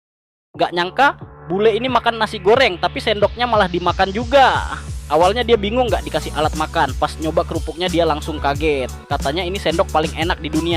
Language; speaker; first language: Indonesian; native; Indonesian